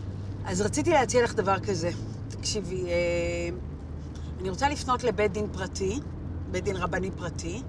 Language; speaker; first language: Hebrew; native; Hebrew